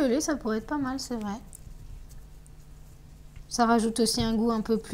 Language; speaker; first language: French; native; French